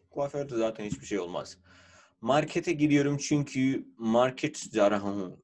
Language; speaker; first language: Turkish; non-native, fluent; Urdu